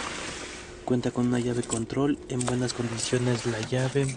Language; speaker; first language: Spanish; native; Spanish